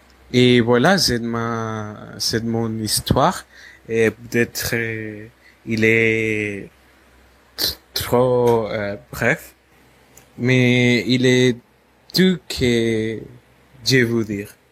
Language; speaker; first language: French; non-native, learner; Spanish